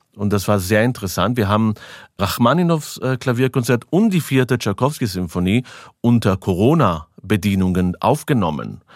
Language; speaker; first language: German; non-native, fluent; Hebrew